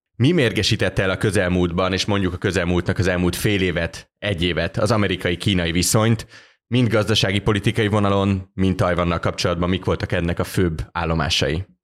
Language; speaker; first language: Hungarian; native; Hungarian